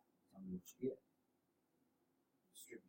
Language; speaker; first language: English; native; English